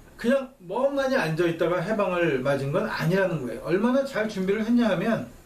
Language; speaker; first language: Korean; native; Korean